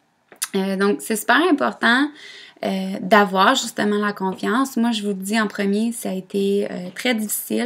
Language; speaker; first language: French; native; French